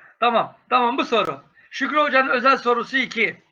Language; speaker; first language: Turkish; native; Turkish